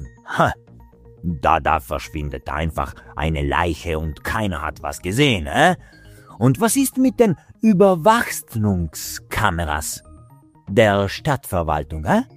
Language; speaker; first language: German; non-native, local second language; Italian